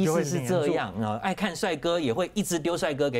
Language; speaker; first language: Chinese; native; Chinese